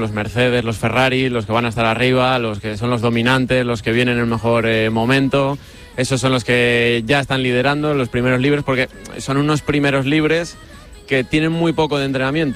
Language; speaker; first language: Spanish; native; Spanish